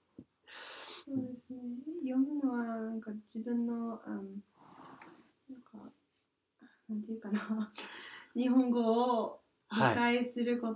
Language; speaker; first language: Japanese; non-native, fluent; English